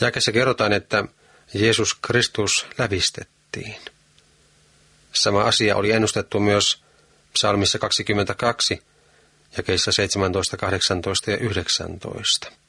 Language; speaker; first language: Finnish; native; Finnish